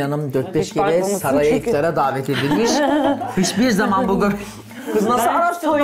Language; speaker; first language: Turkish; native; Turkish